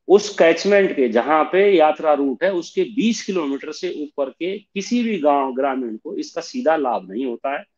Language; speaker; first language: Hindi; native; Hindi